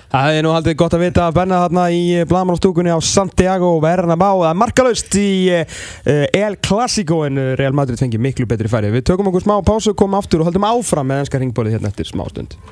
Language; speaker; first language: Icelandic; native; Icelandic